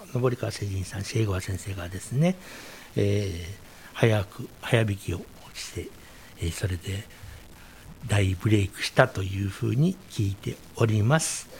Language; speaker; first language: Japanese; native; Japanese